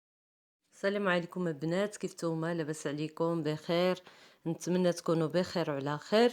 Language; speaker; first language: Arabic; native; Arabic